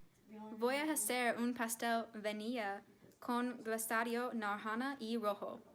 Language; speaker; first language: Spanish; non-native, learner; English